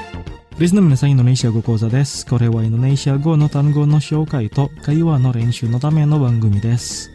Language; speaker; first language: Japanese; non-native, fluent; Indonesian